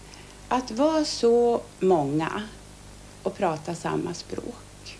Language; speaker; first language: Swedish; early bilingual, other home language; Finnish